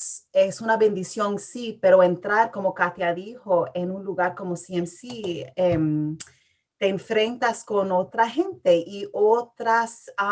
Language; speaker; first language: Spanish; early bilingual, heritage; English